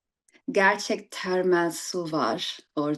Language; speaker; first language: Turkish; early bilingual, heritage; English